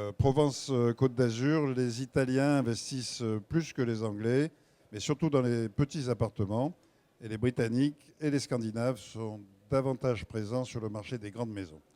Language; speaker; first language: French; native; French